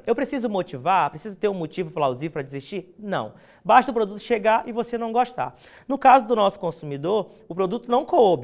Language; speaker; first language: Portuguese; native; Portuguese